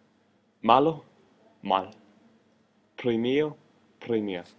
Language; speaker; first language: Spanish; non-native, learner; Danish